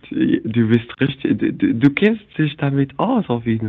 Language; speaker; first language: German; non-native, fluent; Arabic